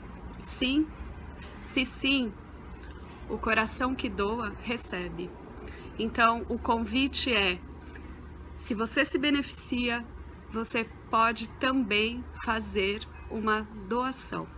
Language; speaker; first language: Portuguese; native; Portuguese